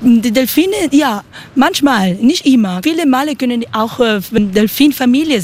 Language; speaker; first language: German; non-native, learner; Spanish